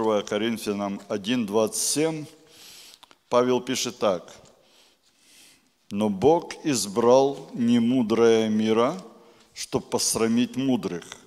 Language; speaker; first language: Polish; non-native, learner; Russian